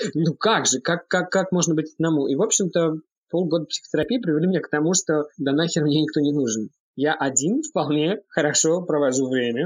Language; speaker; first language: Russian; early bilingual, heritage; Russian